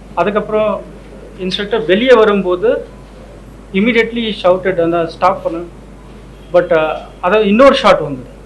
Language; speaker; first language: Tamil; non-native, local second language; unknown